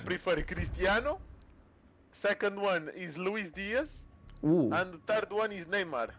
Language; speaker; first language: English; non-native, learner; Portuguese